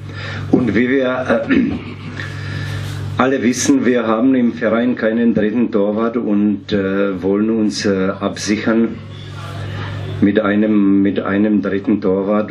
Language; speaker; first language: German; non-native, fluent; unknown